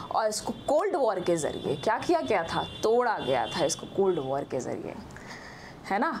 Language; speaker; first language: Hindi; native; Hindi